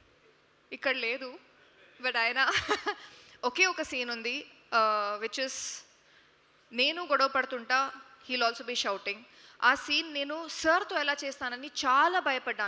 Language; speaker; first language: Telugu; non-native, fluent; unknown